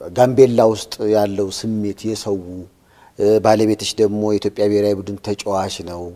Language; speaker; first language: Amharic; native; Amharic